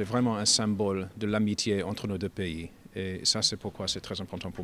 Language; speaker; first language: French; non-native, fluent; English